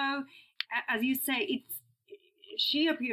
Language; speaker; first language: English; non-native, fluent; Spanish